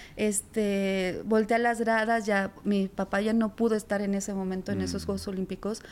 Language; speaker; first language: Spanish; native; Spanish